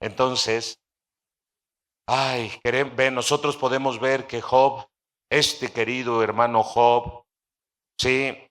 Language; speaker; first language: Spanish; native; Spanish